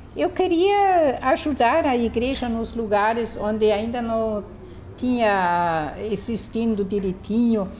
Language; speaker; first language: Portuguese; non-native, fluent; German